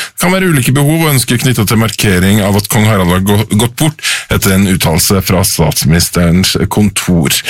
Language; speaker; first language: Norwegian; native; Norwegian